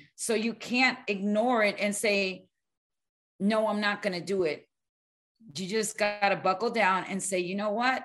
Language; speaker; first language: English; early bilingual, other home language; Spanish